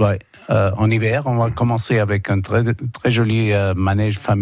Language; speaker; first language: French; non-native, fluent; German